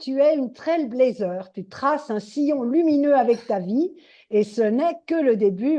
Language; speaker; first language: French; native; French